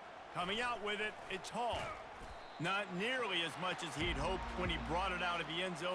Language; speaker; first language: English; native; English